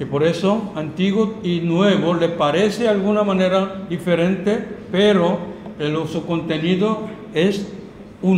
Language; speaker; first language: Spanish; non-native, learner; Korean